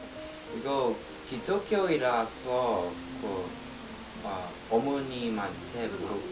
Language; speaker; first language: Korean; non-native, learner; English